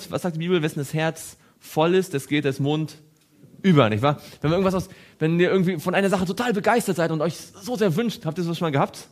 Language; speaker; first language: German; native; German